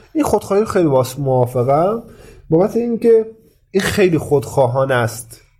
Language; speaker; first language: Persian; native; Persian